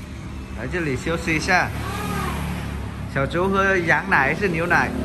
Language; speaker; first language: Chinese; non-native, fluent; Vietnamese